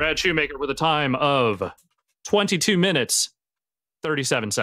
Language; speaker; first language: English; native; English